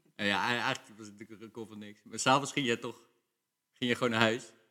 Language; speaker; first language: Dutch; native; Dutch